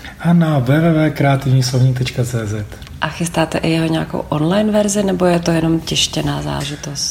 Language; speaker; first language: Czech; native; Czech